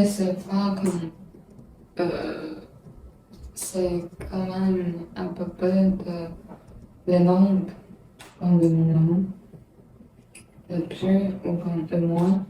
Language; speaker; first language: French; non-native, learner; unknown